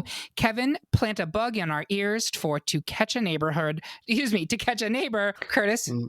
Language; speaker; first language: English; native; English